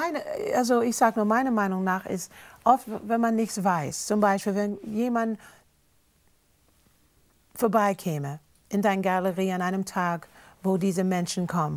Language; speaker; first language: German; non-native, fluent; English